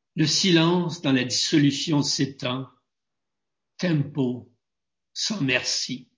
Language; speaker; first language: French; native; French